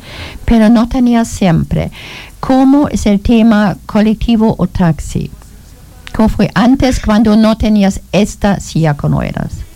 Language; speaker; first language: Spanish; non-native, learner; German